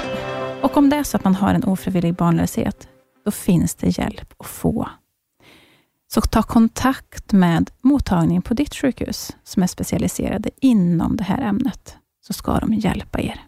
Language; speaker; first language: Swedish; native; Swedish